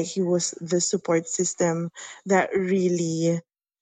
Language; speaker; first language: English; non-native, local second language; Filipino